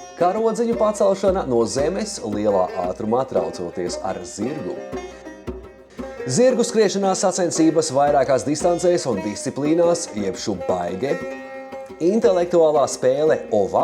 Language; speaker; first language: Latvian; native; Latvian